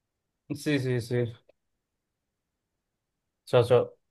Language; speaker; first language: Italian; non-native, learner; Bangla